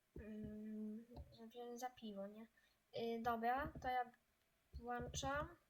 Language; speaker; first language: Polish; native; Polish